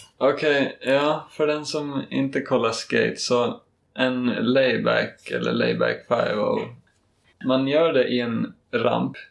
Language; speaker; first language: Swedish; native; Swedish